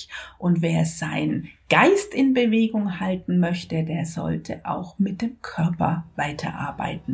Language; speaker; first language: German; native; German